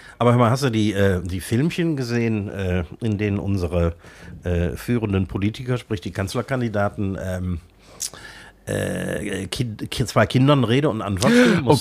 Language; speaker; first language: German; native; German